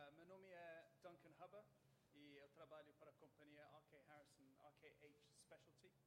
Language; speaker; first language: Portuguese; non-native, fluent; English